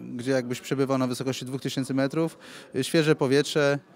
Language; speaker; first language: Polish; native; Polish